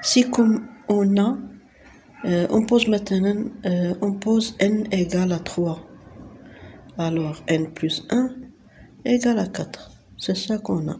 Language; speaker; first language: French; non-native, local second language; Arabic